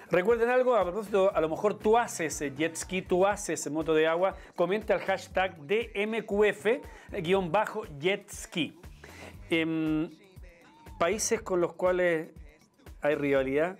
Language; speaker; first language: Spanish; native; Spanish